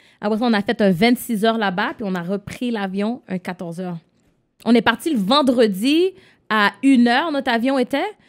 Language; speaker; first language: French; non-native, local second language; English